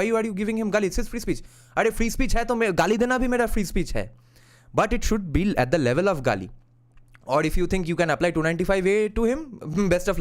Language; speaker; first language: English; non-native, local second language; Bangla